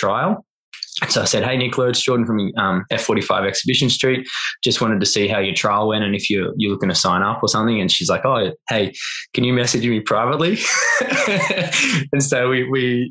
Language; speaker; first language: English; native; English